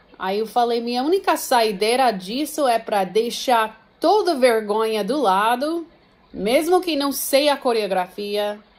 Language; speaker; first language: Portuguese; non-native, fluent; English